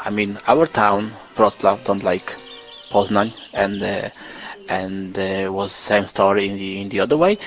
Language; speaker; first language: English; non-native, learner; Polish